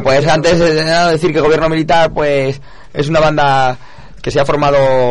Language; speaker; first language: Spanish; native; Spanish